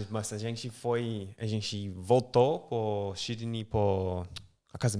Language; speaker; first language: Portuguese; non-native, learner; English